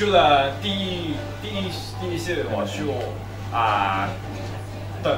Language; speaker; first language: Chinese; non-native, learner; Thai